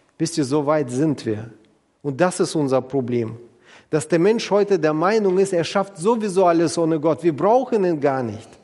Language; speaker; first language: German; non-native, fluent; Russian